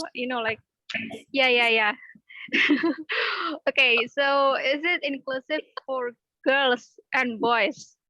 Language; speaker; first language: English; non-native, learner; Indonesian